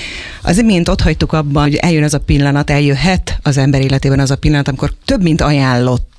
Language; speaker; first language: Hungarian; native; Hungarian